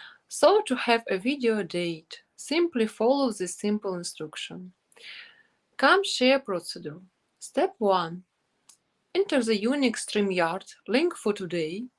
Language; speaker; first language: English; non-native, learner; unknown